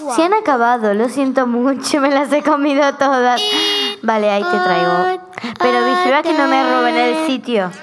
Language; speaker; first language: Spanish; native; Spanish